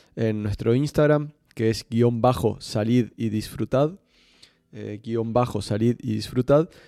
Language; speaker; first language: Spanish; native; Spanish